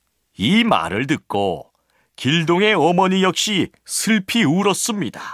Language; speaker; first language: Korean; native; Korean